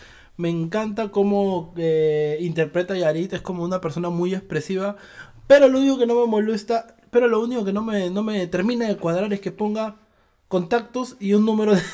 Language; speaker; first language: Spanish; native; Spanish